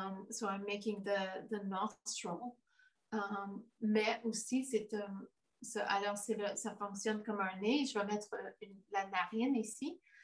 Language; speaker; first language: French; non-native, fluent; English